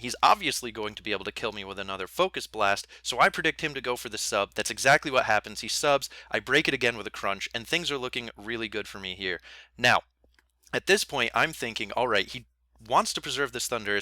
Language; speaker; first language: English; native; English